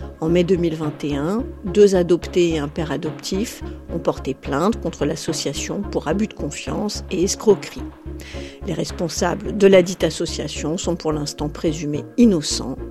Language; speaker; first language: French; native; French